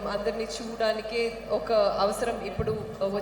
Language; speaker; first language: Telugu; non-native, learner; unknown